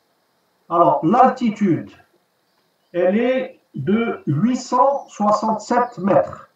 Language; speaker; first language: French; non-native, local second language; Arabic